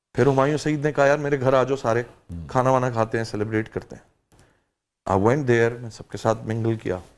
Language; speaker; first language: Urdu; early bilingual, heritage; Urdu